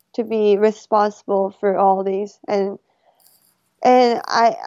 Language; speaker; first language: English; early bilingual, other home language; Korean